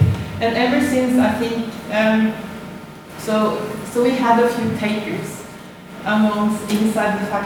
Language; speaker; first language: English; non-native, fluent; Norwegian